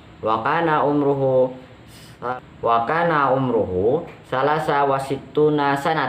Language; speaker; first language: Arabic; non-native, fluent; Indonesian